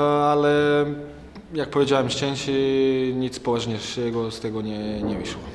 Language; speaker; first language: Polish; non-native, fluent; Croatian